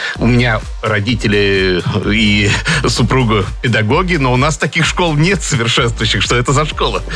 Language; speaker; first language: Russian; native; Russian